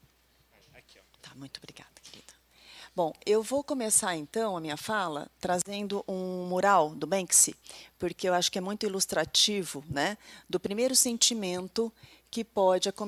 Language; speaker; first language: Portuguese; native; Portuguese